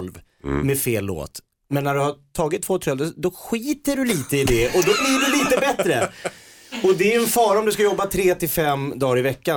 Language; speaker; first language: Swedish; native; Swedish